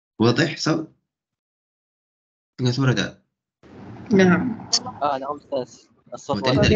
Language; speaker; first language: Arabic; non-native, fluent; Malay